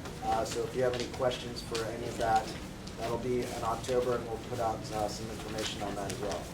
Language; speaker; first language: English; native; English